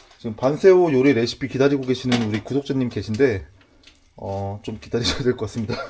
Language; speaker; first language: Korean; native; Korean